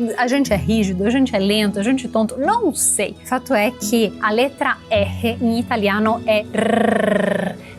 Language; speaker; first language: Portuguese; non-native, fluent; Italian